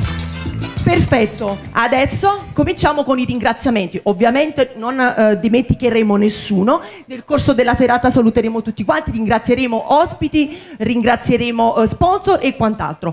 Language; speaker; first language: Italian; native; Italian